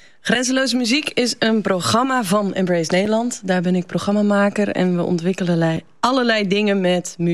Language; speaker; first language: Dutch; non-native, local second language; Western Frisian